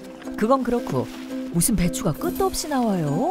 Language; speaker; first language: Korean; native; Korean